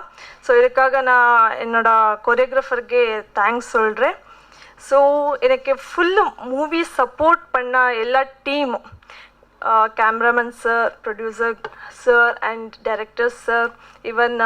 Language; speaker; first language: Tamil; non-native, learner; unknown